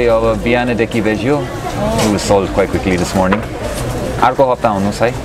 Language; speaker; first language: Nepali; non-native, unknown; English